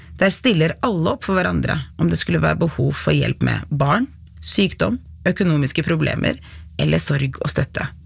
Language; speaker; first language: Norwegian; early bilingual, other home language; Arabic